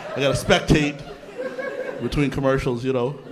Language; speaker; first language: English; native; English